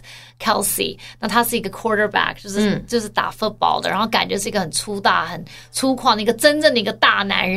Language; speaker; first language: Chinese; early bilingual, heritage; Chinese